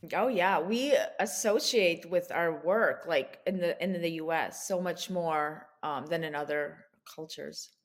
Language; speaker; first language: English; early bilingual, other home language; Russian